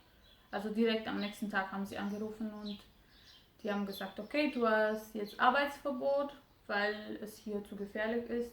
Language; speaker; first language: German; non-native, fluent; Romanian